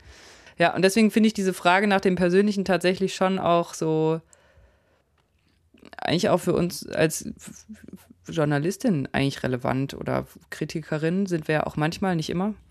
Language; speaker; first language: German; native; German